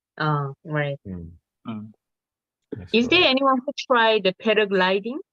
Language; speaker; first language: English; non-native, learner; Korean